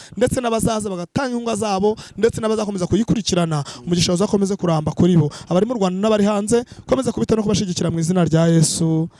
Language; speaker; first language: Kinyarwanda; native; Kinyarwanda